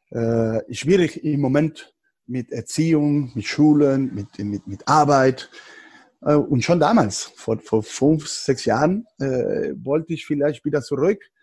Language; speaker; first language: German; non-native, fluent; Spanish